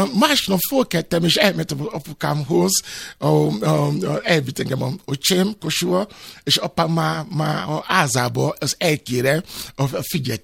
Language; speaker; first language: Hungarian; non-native, fluent; Yoruba